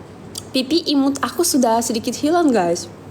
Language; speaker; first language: Indonesian; non-native, fluent; Russian